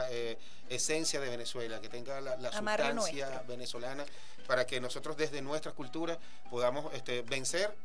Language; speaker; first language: Spanish; native; Spanish